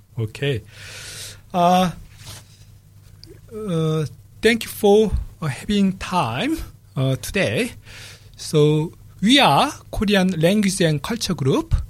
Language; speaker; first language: English; non-native, fluent; Korean